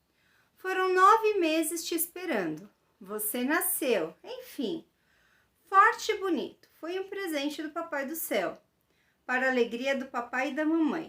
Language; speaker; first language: Portuguese; native; Portuguese